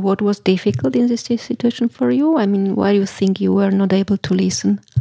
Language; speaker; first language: English; non-native, fluent; Slovak